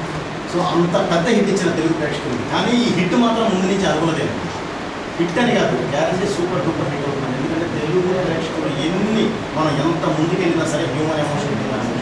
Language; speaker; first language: Telugu; native; Telugu